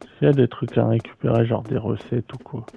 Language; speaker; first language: French; native; French